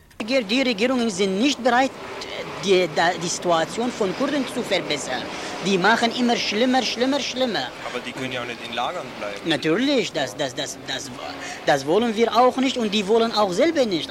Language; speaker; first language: German; non-native, learner; Kurdish